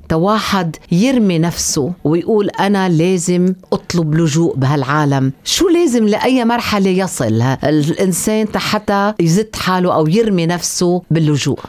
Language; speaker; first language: Arabic; native; Arabic